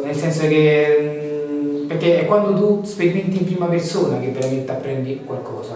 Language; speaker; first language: Italian; native; Italian